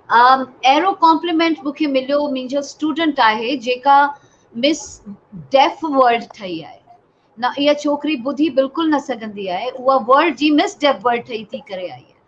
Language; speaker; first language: Sindhi; native; Sindhi